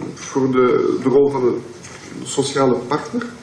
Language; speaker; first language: Dutch; non-native, local second language; French